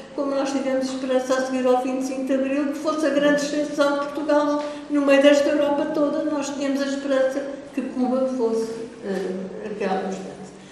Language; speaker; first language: Portuguese; native; Portuguese